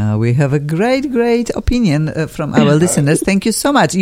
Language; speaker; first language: English; non-native, fluent; Polish